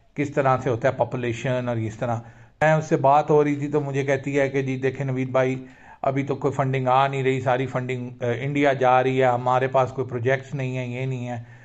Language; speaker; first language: Urdu; native; Urdu